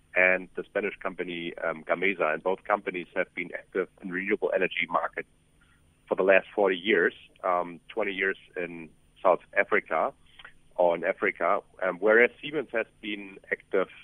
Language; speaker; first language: English; non-native, fluent; German